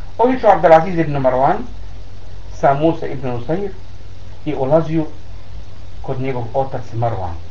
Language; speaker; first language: Bosnian; non-native, learner; Arabic